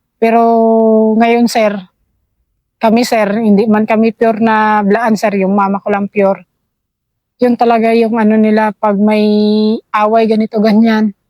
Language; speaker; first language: Filipino; non-native, local second language; Cebuano